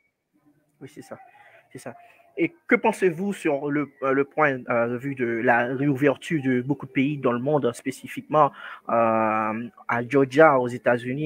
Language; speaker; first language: French; non-native, fluent; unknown